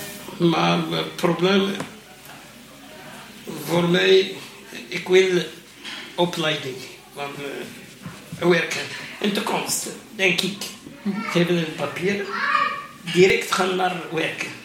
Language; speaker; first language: Dutch; non-native, learner; Arabic